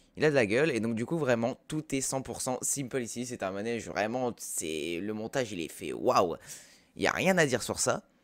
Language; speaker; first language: French; native; French